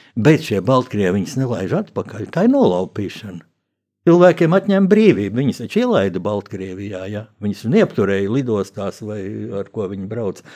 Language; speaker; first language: Latvian; native; Latvian